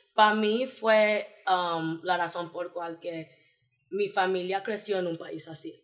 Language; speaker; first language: Spanish; early bilingual, heritage; Spanish